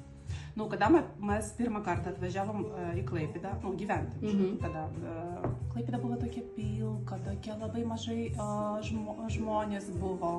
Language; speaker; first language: Lithuanian; non-native, learner; Russian